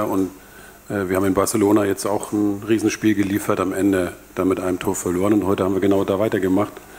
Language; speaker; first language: German; native; German